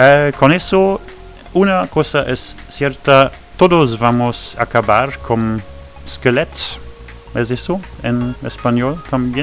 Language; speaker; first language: Spanish; non-native, fluent; French